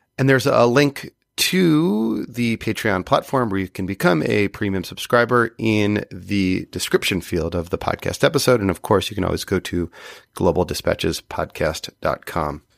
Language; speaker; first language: English; native; English